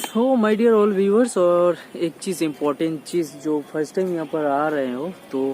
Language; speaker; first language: Hindi; non-native, local second language; Bangla